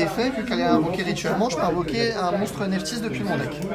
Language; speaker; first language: French; native; French